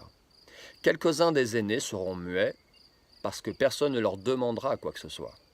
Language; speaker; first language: French; native; French